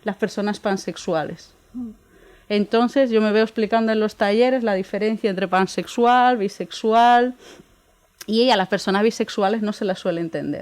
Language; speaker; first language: Spanish; native; Spanish